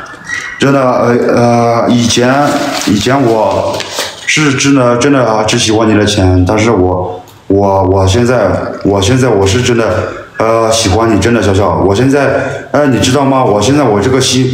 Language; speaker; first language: Chinese; non-native, local second language; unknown